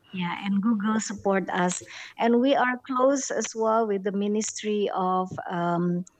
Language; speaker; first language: English; non-native, fluent; Indonesian